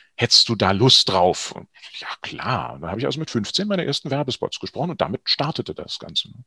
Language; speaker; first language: German; native; German